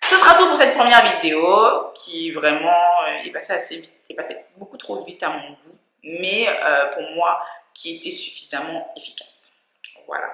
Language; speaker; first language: French; native; French